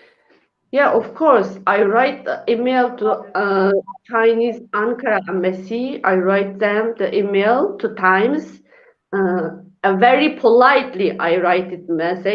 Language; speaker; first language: English; non-native, learner; Uyghur